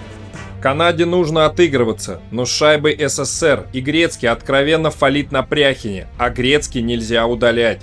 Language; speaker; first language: Russian; native; Russian